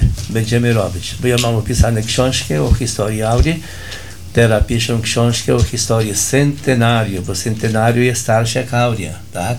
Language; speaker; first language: Polish; early bilingual, heritage; Polish